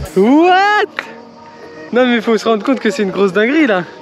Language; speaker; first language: French; native; French